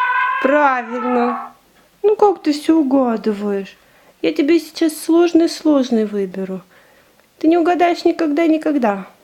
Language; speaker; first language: Russian; native; Russian